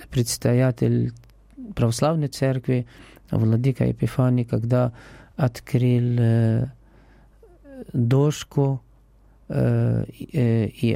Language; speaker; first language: Russian; non-native, learner; Arabic